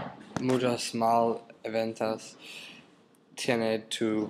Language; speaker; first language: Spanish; non-native, learner; English